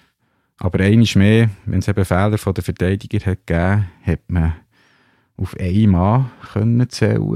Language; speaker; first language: German; native; German